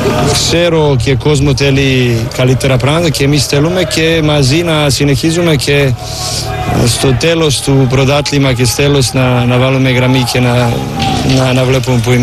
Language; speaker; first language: Greek; non-native, learner; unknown